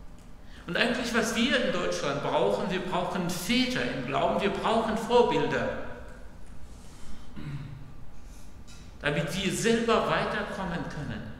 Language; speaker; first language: German; non-native, fluent; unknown